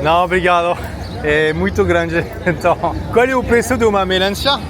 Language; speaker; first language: Portuguese; non-native, learner; French